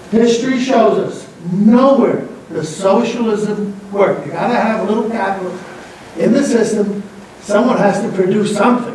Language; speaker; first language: English; non-native, fluent; Greek